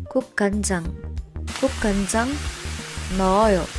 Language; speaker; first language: Korean; non-native, fluent; Spanish